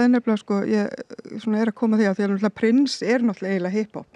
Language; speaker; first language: Icelandic; native; Icelandic